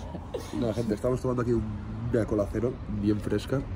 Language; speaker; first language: Spanish; native; Spanish